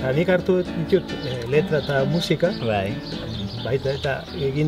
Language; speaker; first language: Basque; non-native, learner; Spanish